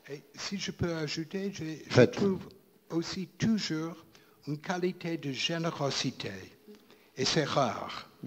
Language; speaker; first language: French; non-native, fluent; English